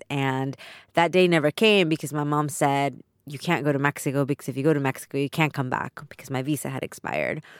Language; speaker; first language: English; early bilingual, other home language; Spanish